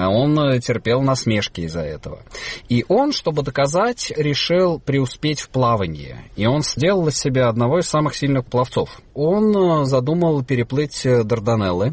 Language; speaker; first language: Russian; native; Russian